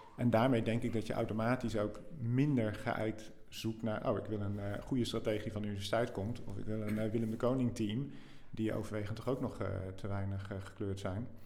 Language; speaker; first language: Dutch; native; Dutch